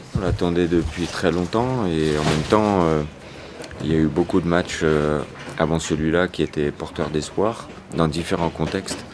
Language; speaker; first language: French; native; French